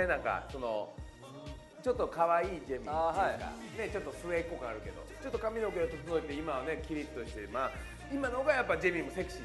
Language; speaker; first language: Japanese; native; Japanese